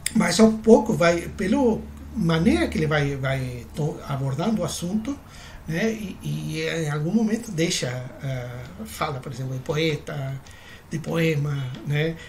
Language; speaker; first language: Portuguese; non-native, fluent; Spanish